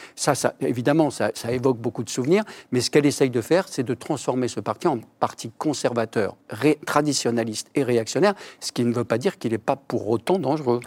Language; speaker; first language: French; native; French